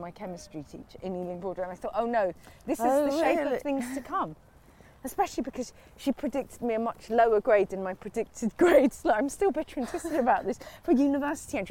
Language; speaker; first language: English; native; English